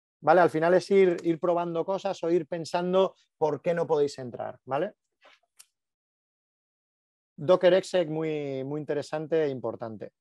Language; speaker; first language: Spanish; native; Spanish